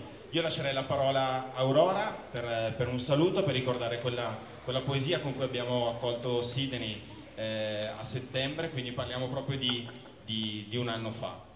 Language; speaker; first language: Italian; native; Italian